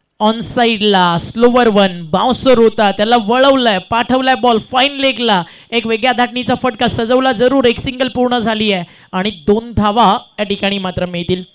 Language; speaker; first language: Marathi; native; Marathi